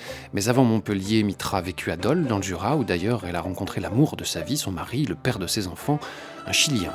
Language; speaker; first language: French; native; French